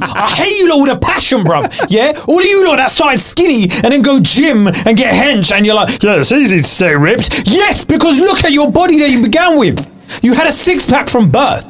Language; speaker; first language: English; native; English